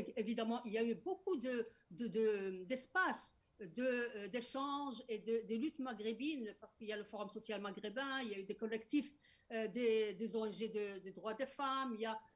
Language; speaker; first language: French; non-native, local second language; Arabic